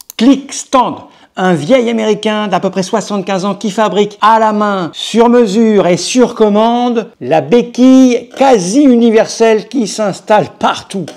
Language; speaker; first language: French; native; French